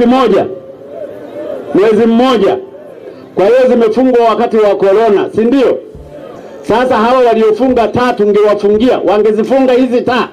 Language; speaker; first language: Swahili; native; Swahili